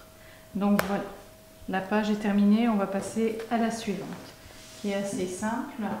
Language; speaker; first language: French; native; French